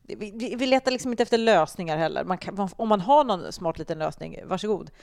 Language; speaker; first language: Swedish; native; Swedish